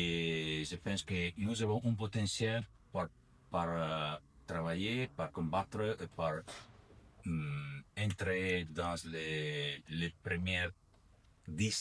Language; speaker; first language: French; non-native, learner; Italian